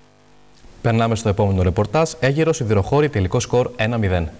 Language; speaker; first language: Greek; native; Greek